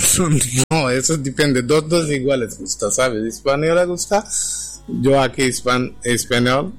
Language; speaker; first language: Spanish; non-native, learner; Bangla